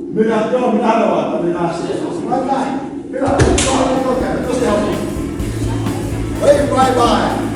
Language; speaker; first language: Finnish; non-native, learner; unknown